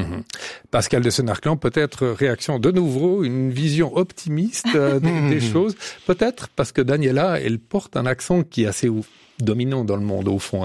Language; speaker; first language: French; native; French